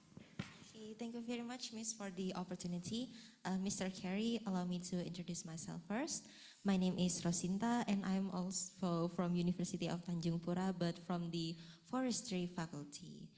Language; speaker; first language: English; non-native, fluent; Indonesian